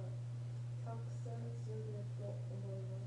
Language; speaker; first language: Japanese; non-native, learner; English